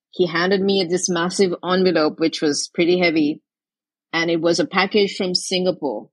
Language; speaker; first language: English; non-native, local second language; Tamil